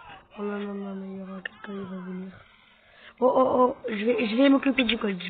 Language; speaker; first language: French; native; French